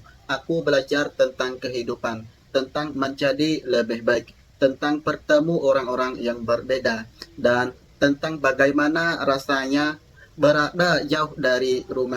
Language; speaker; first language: Indonesian; non-native, fluent; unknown